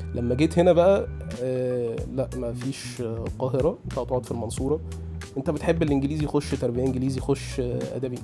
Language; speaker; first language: Egyptian Arabic; early bilingual, heritage; Arabic